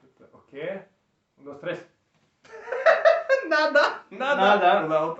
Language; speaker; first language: Spanish; non-native, fluent; Hungarian